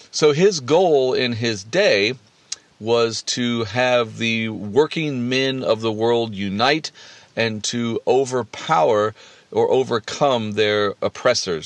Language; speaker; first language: English; native; English